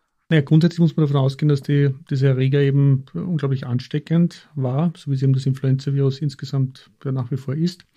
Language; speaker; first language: German; native; German